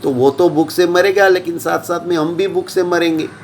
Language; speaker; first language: Hindi; non-native, local second language; Gujarati